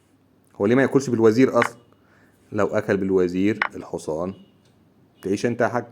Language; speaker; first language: Arabic; native; Arabic